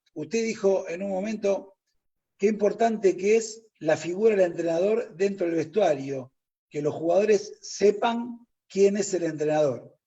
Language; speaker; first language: Spanish; native; Spanish